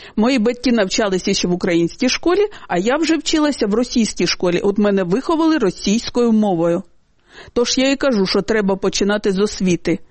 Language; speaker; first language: Ukrainian; non-native, local second language; Russian